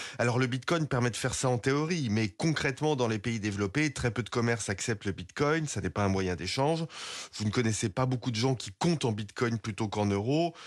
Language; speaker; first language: French; native; French